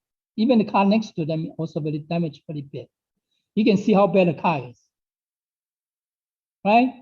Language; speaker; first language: English; non-native, fluent; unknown